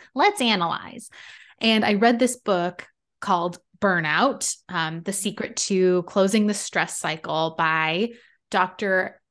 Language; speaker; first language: English; native; English